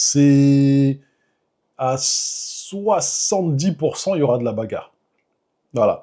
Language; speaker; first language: French; native; French